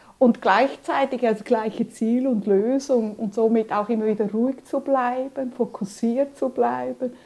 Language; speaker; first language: German; early bilingual, other home language; Spanish